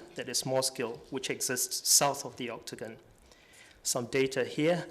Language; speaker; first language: English; native; English